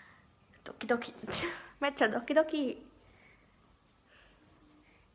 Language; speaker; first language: Japanese; non-native, learner; English